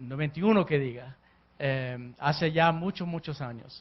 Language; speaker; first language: Spanish; early bilingual, heritage; Spanish